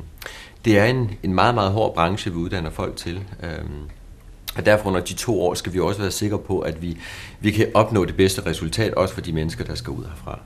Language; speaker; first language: Danish; native; Danish